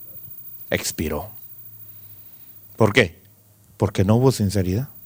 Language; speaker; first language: Spanish; native; Spanish